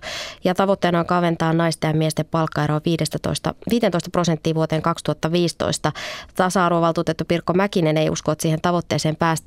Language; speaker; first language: Finnish; native; Finnish